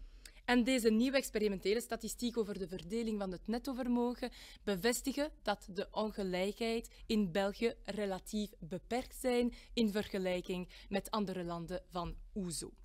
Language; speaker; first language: Dutch; non-native, local second language; French